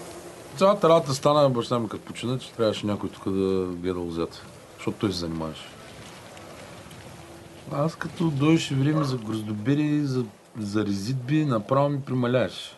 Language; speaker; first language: Bulgarian; native; Bulgarian